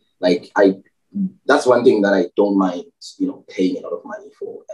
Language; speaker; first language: English; non-native, local second language; North Ndebele